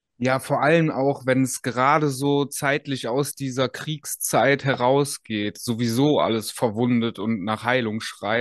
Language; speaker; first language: German; native; German